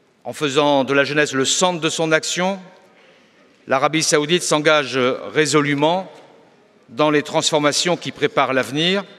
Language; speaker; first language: French; native; French